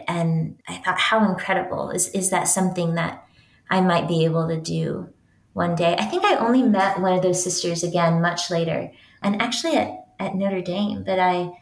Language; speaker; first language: English; native; English